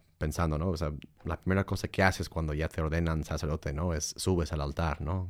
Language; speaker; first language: Spanish; early bilingual, heritage; Spanish